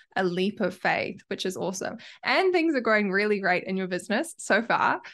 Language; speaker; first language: English; native; English